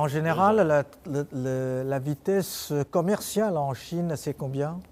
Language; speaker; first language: French; non-native, fluent; Chinese